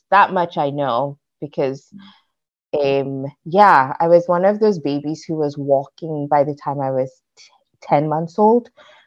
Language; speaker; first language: English; non-native, local second language; Yoruba